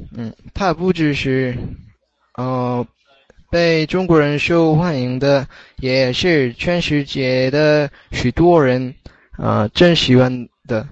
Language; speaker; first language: Chinese; non-native, learner; English